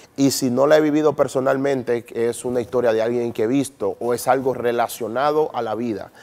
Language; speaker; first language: Spanish; native; Spanish